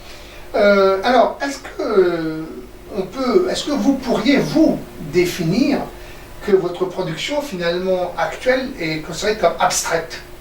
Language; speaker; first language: French; native; French